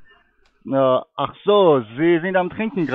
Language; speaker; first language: German; non-native, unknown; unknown